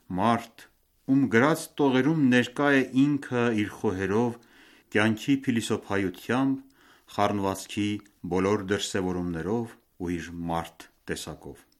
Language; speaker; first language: Armenian; early bilingual, heritage; Armenian